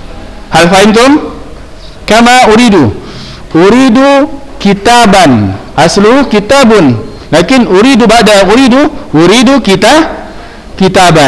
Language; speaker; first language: Arabic; non-native, fluent; Indonesian